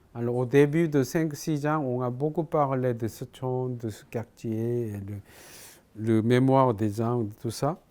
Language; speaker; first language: French; non-native, fluent; Korean